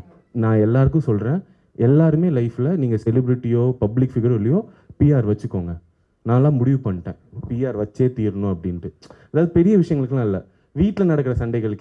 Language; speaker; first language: Tamil; native; Tamil